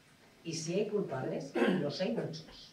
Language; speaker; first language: Spanish; native; Spanish